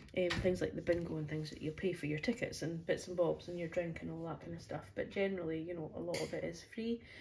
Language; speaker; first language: English; native; English